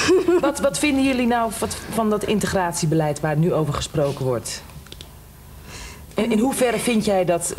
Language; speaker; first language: Dutch; native; Dutch